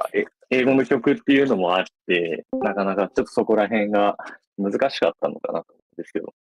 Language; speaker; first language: Japanese; native; Japanese